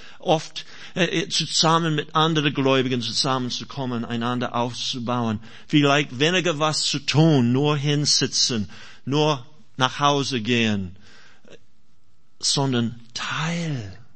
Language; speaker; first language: German; non-native, fluent; English